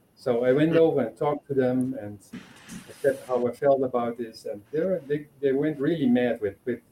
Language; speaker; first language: English; non-native, fluent; Dutch